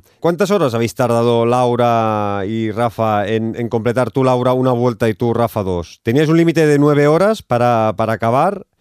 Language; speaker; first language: Spanish; non-native, local second language; Catalan